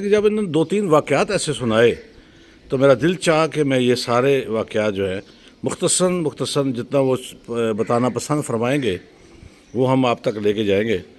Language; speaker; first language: Urdu; non-native, local second language; Pahari-Potwari